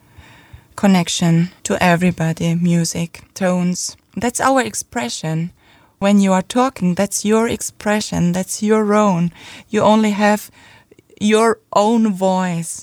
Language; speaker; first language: English; non-native, fluent; German